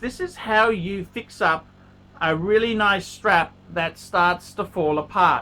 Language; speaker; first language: English; native; English